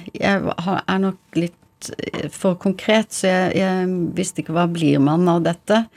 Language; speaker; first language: Norwegian; early bilingual, heritage; English